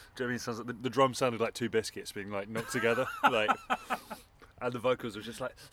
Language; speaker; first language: English; native; English